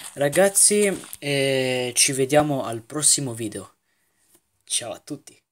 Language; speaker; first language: Italian; native; Italian